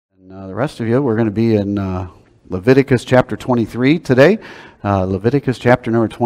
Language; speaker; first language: English; native; English